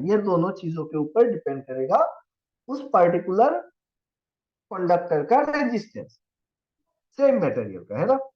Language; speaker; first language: Hindi; non-native, local second language; Assamese